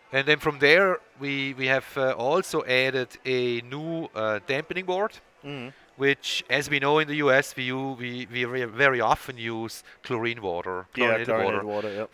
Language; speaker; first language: English; non-native, fluent; Swiss German